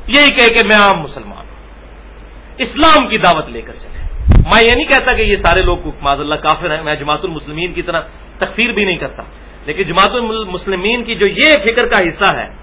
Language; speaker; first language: Urdu; non-native, local second language; Punjabi